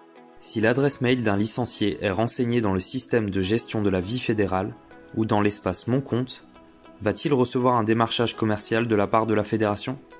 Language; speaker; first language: French; native; French